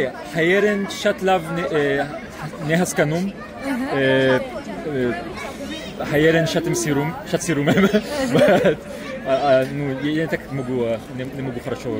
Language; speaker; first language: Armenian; non-native, learner; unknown